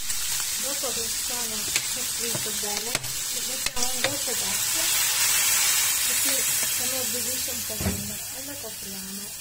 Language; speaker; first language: Italian; non-native, learner; Filipino